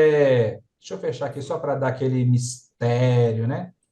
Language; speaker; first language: Portuguese; native; Portuguese